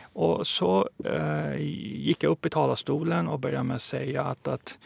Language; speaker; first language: Swedish; early bilingual, other home language; Persian